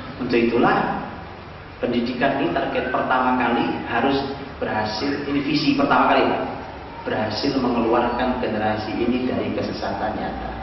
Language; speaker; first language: Indonesian; native; Indonesian